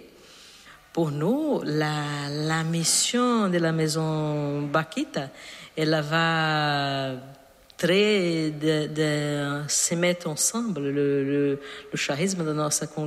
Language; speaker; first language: French; non-native, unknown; Portuguese